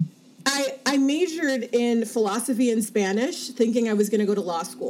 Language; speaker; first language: English; native; English